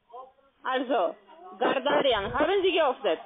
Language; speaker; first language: German; non-native, learner; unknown